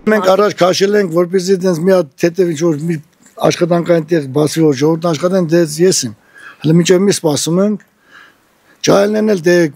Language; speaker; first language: Armenian; native; Armenian